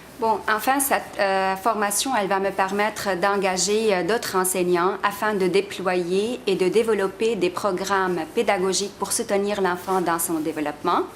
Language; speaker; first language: French; non-native, local second language; Arabic